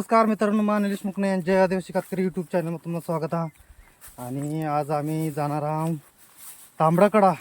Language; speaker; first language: Marathi; non-native, local second language; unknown